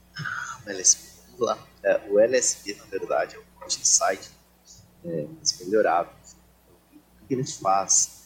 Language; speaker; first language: Portuguese; native; Portuguese